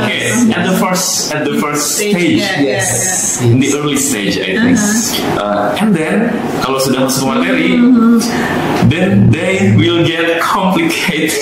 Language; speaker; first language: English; non-native, learner; Indonesian